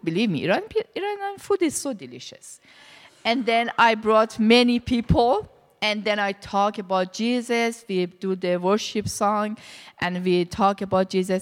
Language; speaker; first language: English; non-native, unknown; Persian